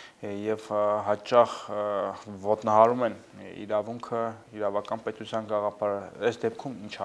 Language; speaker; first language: Armenian; native; Armenian